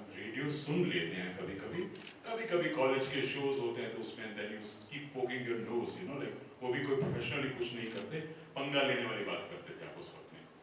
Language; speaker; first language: Hindi; non-native, local second language; Punjabi